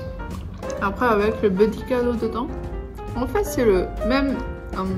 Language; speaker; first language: French; non-native, learner; Chinese